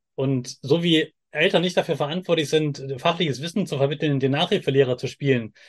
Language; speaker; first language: German; native; German